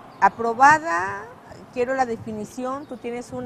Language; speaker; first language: Spanish; native; Spanish